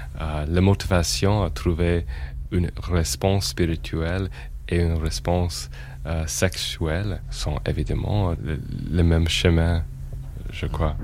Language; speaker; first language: French; non-native, fluent; English